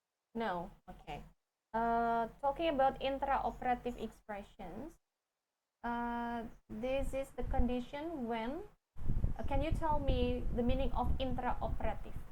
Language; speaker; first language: English; non-native, fluent; Indonesian